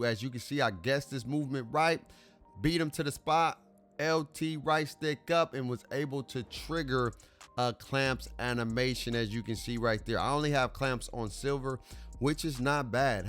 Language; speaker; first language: English; native; English